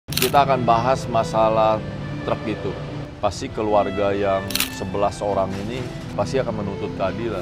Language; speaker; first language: Indonesian; native; Indonesian